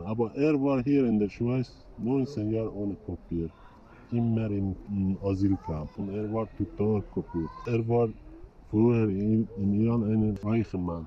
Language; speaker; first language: German; non-native, learner; Persian